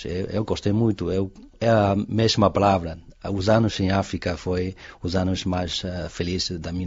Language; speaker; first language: Portuguese; non-native, fluent; Chinese